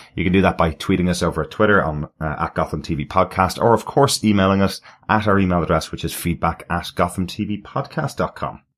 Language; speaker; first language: English; native; English